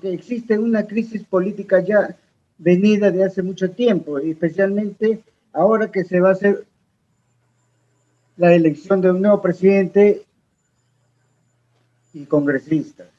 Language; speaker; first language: Spanish; native; Spanish